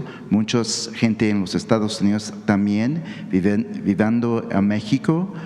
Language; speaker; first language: Spanish; early bilingual, heritage; English